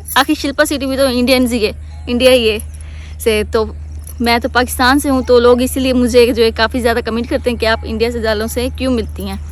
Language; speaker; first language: Urdu; native; Urdu